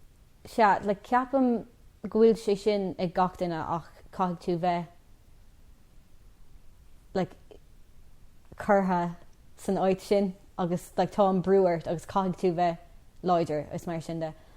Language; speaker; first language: Irish; non-native, local second language; English